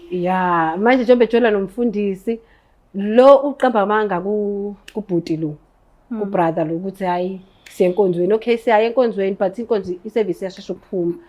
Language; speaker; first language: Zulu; native; Zulu